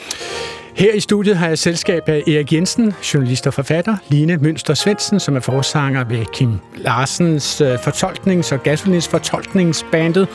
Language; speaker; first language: Danish; native; Danish